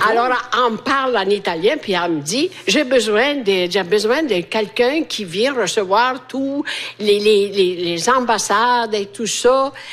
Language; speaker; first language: French; non-native, fluent; Italian